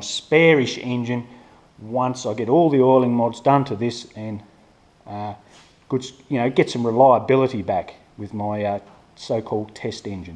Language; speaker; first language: English; native; English